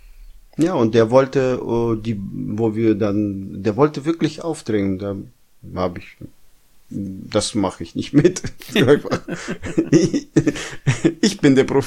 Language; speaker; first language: German; non-native, fluent; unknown